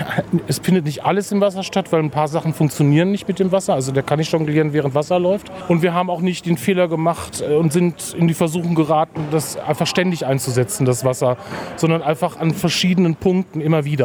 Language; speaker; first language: German; native; German